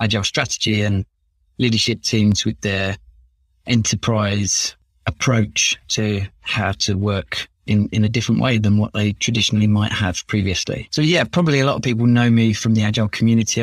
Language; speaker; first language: English; native; English